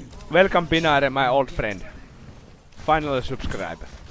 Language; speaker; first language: English; non-native, fluent; Finnish